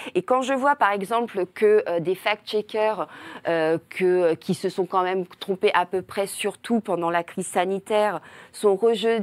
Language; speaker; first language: French; native; French